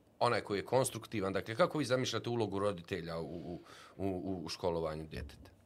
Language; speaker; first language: Bosnian; native; Bosnian